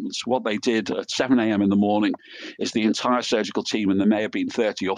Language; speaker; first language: English; native; English